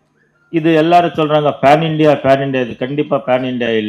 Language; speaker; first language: Tamil; non-native, learner; Kannada